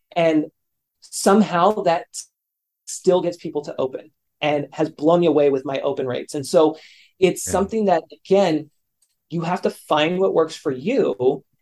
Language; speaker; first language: English; native; English